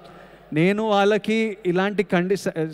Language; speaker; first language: Telugu; native; Telugu